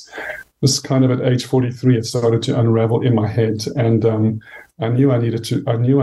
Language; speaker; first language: English; native; English